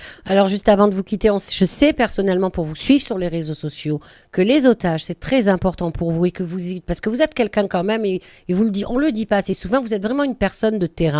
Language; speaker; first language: French; native; French